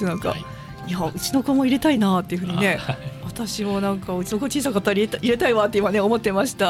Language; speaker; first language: Japanese; native; Japanese